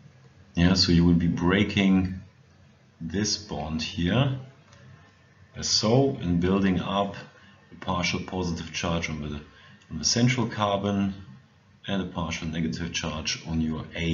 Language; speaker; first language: English; non-native, fluent; German